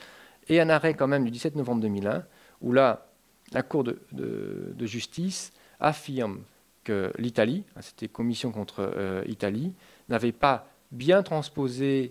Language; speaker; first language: French; native; French